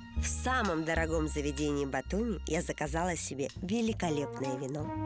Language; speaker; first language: Russian; native; Russian